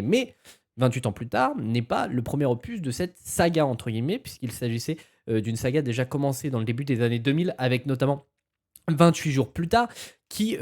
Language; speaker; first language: French; native; French